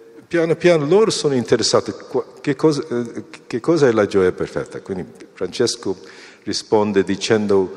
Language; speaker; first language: Italian; non-native, fluent; Korean